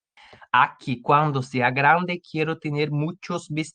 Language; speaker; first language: Spanish; non-native, fluent; Portuguese